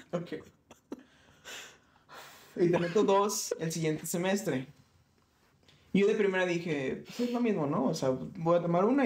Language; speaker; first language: Spanish; native; Spanish